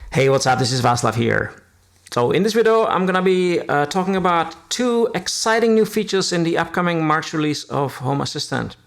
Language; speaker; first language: English; non-native, fluent; Czech